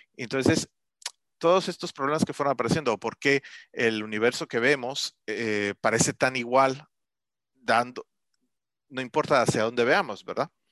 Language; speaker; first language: Spanish; native; Spanish